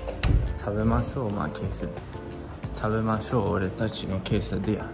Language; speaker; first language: Japanese; non-native, learner; English